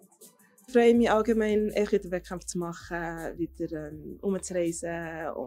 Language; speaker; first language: German; native; German